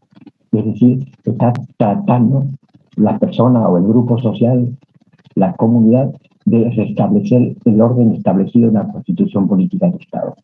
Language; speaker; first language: Spanish; native; Spanish